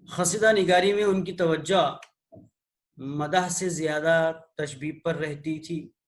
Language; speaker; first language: Urdu; native; Urdu